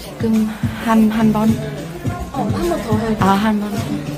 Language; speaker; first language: Korean; non-native, learner; Vietnamese